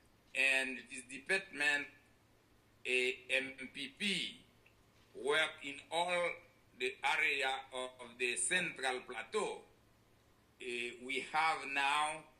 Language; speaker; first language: English; non-native, learner; Haitian Creole